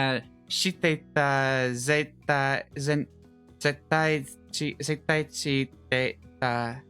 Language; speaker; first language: Japanese; non-native, learner; English